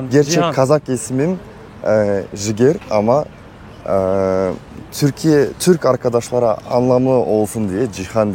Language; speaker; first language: Turkish; non-native, learner; Kazakh